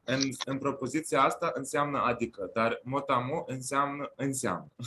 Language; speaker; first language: Romanian; non-native, fluent; Arabic